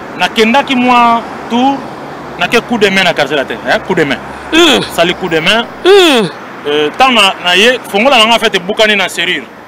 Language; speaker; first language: Lingala; native; Lingala